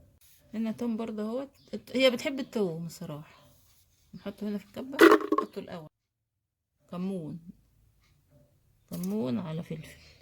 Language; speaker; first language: Arabic; native; Arabic